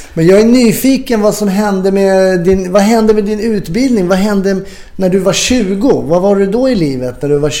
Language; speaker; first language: Swedish; native; Swedish